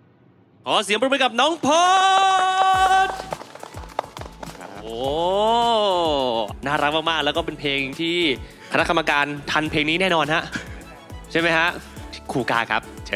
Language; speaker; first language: Thai; native; Thai